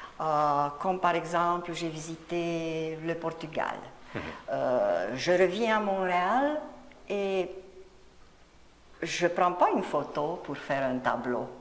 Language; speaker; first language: French; non-native, fluent; Romanian